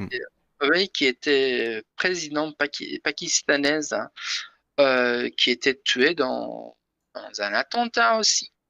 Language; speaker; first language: French; non-native, learner; Persian